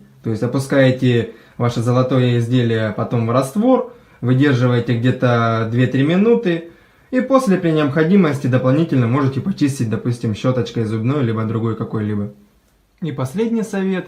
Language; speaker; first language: Russian; native; Russian